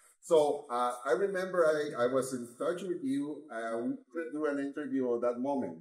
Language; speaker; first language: English; non-native, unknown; Spanish